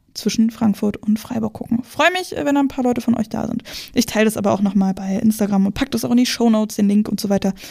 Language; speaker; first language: German; native; German